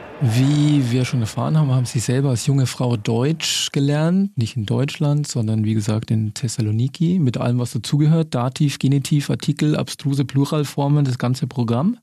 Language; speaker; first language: German; native; German